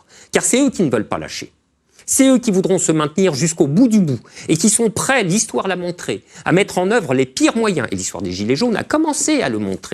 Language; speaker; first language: French; native; French